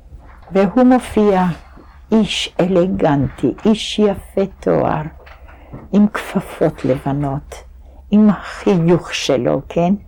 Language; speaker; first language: Hebrew; non-native, fluent; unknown